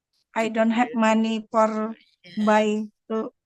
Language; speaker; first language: English; non-native, learner; Indonesian